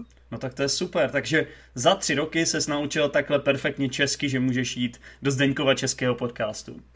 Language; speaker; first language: Czech; native; Czech